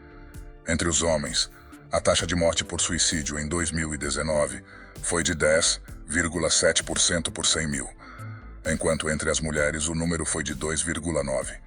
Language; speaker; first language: Portuguese; native; Portuguese